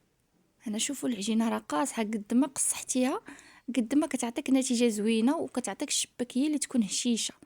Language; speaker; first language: Arabic; native; Arabic